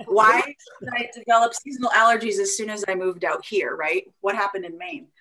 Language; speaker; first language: English; native; English